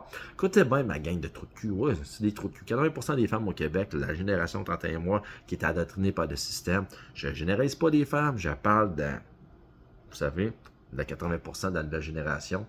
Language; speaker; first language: French; native; French